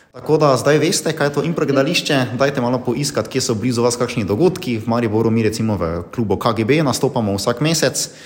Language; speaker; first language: Slovenian; native; Slovenian